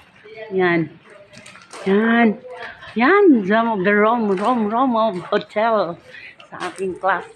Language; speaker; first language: Filipino; non-native, local second language; Cebuano